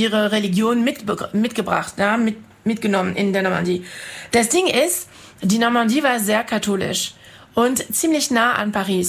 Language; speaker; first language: German; non-native, fluent; French